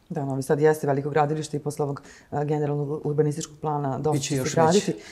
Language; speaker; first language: Bosnian; native; Bosnian